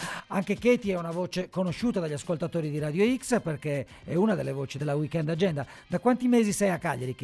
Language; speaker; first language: Italian; native; Italian